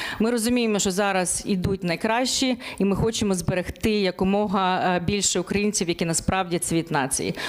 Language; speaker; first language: Ukrainian; native; Ukrainian